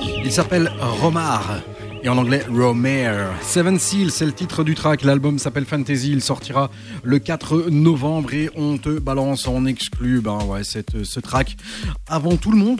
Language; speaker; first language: French; native; French